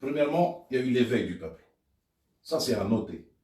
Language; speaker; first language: French; non-native, local second language; Arabic